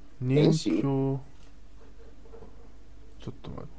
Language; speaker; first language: Japanese; non-native, learner; Chinese